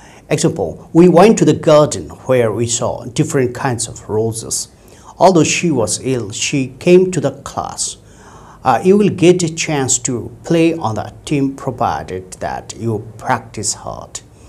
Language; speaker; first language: English; non-native, local second language; Bangla